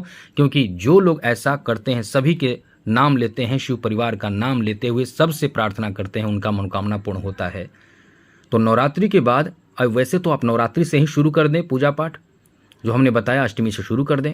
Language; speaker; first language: Hindi; native; Hindi